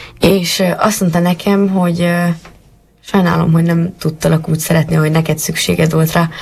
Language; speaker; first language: Hungarian; native; Hungarian